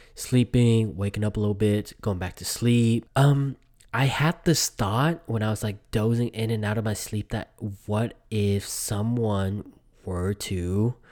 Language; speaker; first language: English; early bilingual, other home language; Vietnamese